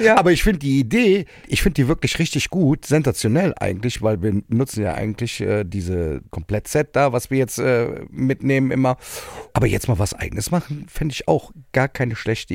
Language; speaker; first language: German; native; German